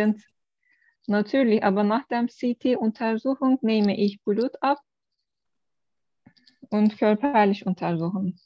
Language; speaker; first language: German; non-native, learner; Turkish